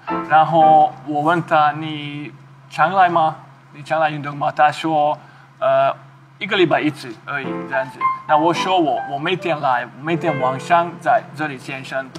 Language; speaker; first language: Chinese; non-native, learner; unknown